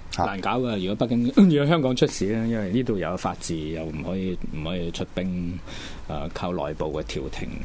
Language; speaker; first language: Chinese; non-native, local second language; Cantonese